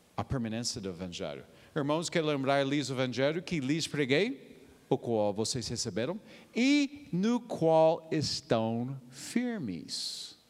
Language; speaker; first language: Portuguese; non-native, fluent; English